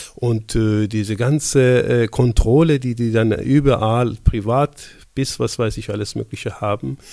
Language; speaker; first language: German; non-native, fluent; Persian